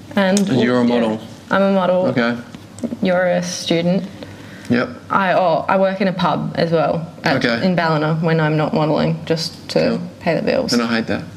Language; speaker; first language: English; native; English